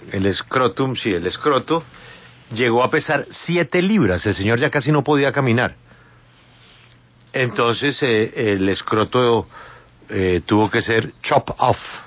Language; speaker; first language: Spanish; native; Spanish